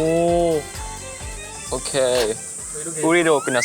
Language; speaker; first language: Korean; non-native, learner; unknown